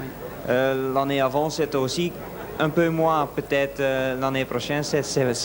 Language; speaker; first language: French; non-native, local second language; Dutch